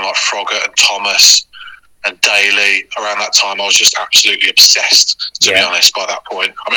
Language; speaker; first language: English; native; English